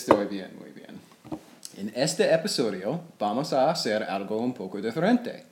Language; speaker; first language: Spanish; non-native, learner; English